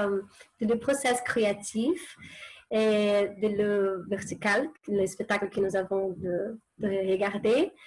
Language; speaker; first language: French; non-native, fluent; Portuguese